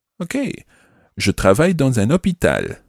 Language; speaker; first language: French; non-native, fluent; English